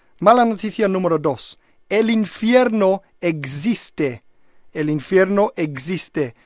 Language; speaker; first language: Spanish; non-native, fluent; English